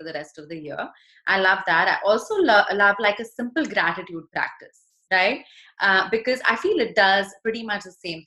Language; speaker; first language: English; non-native, local second language; Hindi